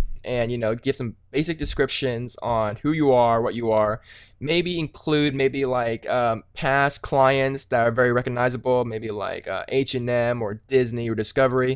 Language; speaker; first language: English; native; English